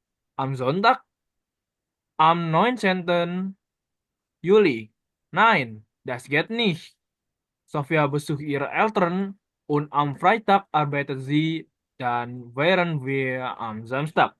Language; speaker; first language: German; non-native, learner; Indonesian